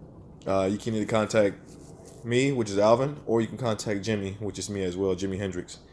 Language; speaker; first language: English; native; English